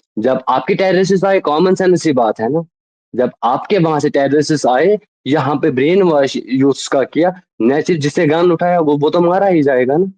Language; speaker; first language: Urdu; non-native, local second language; Kashmiri